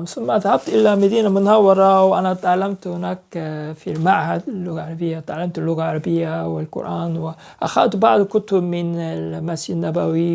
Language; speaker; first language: Arabic; non-native, learner; Korean